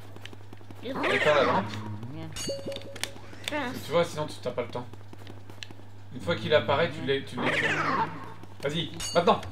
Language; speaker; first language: French; native; French